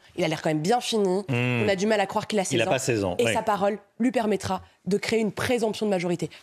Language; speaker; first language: French; native; French